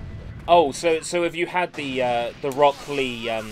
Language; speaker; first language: English; native; English